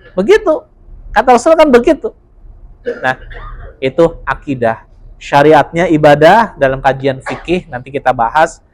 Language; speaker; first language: Indonesian; non-native, local second language; Javanese